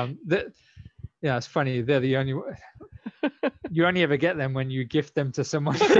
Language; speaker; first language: English; native; English